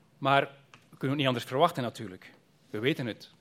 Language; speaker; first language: Dutch; native; Dutch